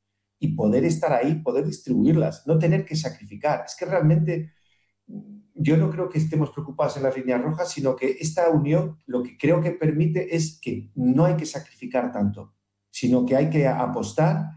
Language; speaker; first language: Spanish; native; Spanish